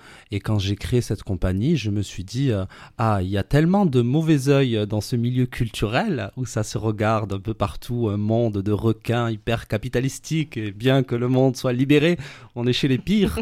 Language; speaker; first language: French; native; French